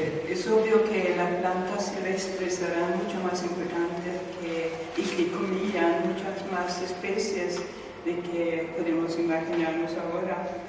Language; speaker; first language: Spanish; non-native, fluent; Swedish